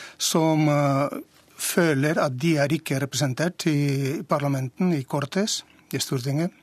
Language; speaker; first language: Norwegian; non-native, fluent; Spanish